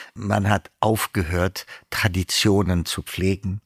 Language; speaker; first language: German; non-native, fluent; Amharic